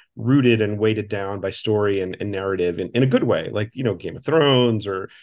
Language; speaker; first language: English; native; English